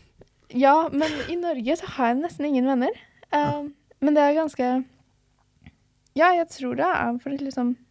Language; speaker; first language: Norwegian; early bilingual, other home language; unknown